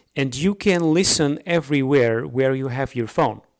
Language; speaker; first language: English; non-native, fluent; Dutch